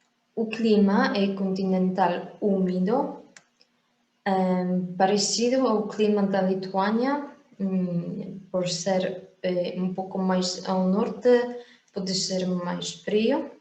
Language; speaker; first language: Portuguese; non-native, fluent; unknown